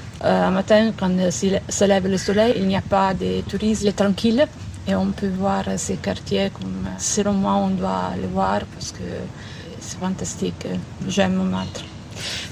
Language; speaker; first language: French; non-native, learner; Italian